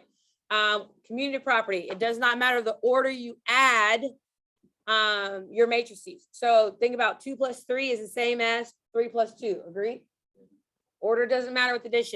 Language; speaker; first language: English; native; English